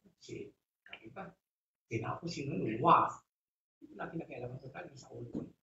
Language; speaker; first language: Filipino; non-native, local second language; Bikol